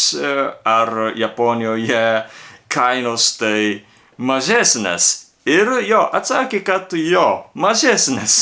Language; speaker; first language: Lithuanian; non-native, learner; Japanese